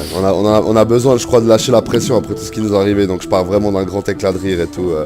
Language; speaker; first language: French; native; French